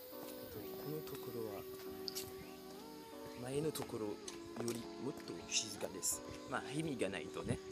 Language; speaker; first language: Japanese; non-native, fluent; French